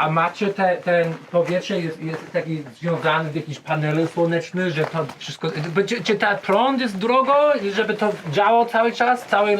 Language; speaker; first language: Polish; non-native, learner; English